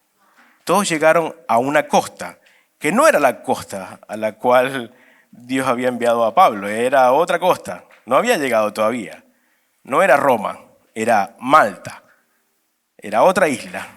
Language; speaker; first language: Spanish; native; Spanish